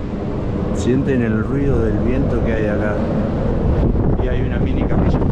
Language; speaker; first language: Spanish; native; Spanish